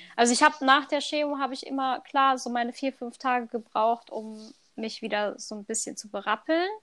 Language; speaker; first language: German; early bilingual, other home language; Thai